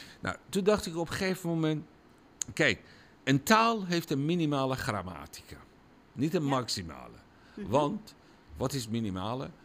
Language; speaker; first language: Dutch; non-native, fluent; Persian